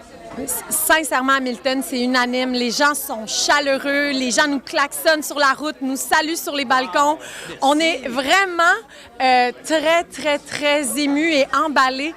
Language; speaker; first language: French; native; French